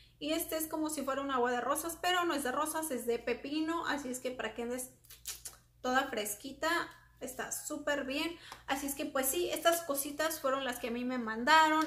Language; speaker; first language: Spanish; native; Spanish